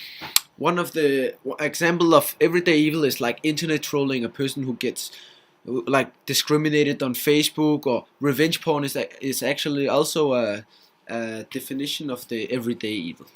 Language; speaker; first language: English; non-native, fluent; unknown